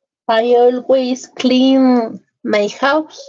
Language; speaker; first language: English; non-native, learner; Spanish